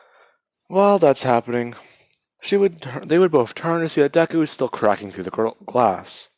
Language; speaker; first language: English; native; English